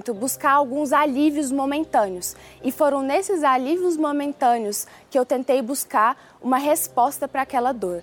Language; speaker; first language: Portuguese; early bilingual, other home language; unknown